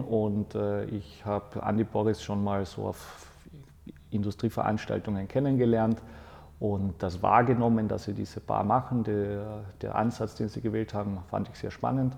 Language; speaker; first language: German; native; German